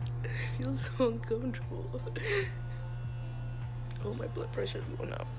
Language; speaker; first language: English; native; English